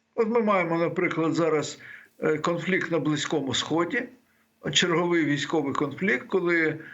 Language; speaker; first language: Ukrainian; native; Ukrainian